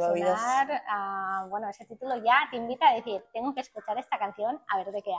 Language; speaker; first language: Spanish; native; Spanish